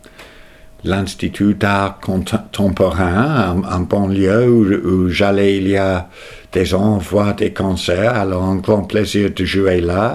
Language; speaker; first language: French; non-native, fluent; English